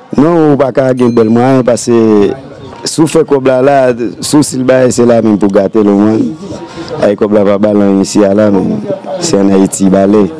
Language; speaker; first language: Haitian Creole; early bilingual, heritage; Haitian Creole